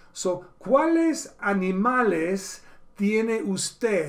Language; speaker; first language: Spanish; non-native, fluent; English